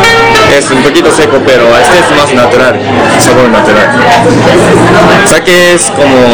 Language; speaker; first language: Spanish; non-native, learner; Japanese